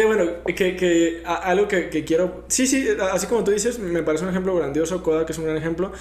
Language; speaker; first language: Spanish; native; Spanish